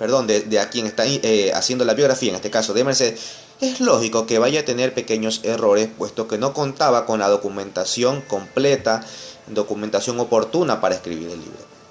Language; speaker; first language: Spanish; native; Spanish